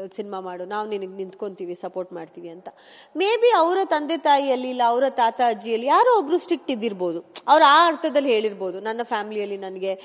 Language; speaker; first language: Kannada; non-native, local second language; Kodava